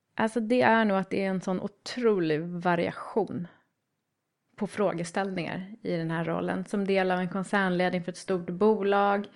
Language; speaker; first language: Swedish; native; Swedish